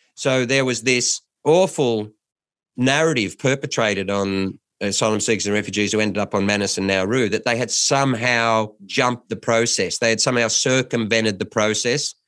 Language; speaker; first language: English; native; English